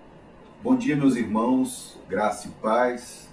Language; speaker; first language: Portuguese; native; Portuguese